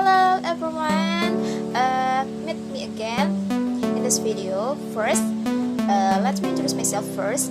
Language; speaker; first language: English; non-native, learner; Indonesian